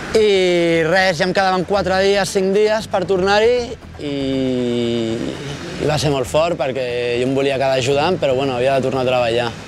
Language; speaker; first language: Catalan; native; Catalan